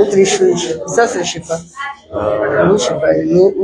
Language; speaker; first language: French; non-native, fluent; Russian